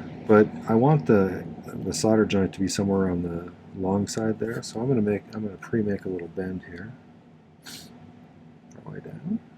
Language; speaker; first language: English; native; English